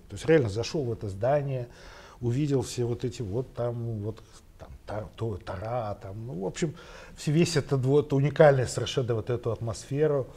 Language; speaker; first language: Russian; native; Russian